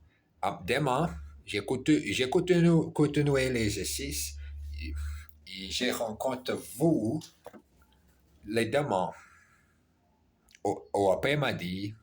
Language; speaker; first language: French; non-native, learner; Portuguese